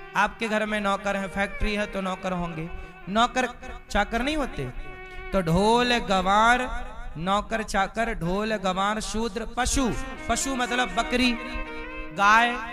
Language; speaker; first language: Hindi; native; Hindi